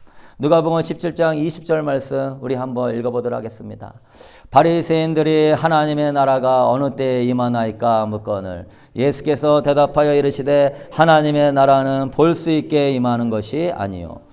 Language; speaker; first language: Korean; native; Korean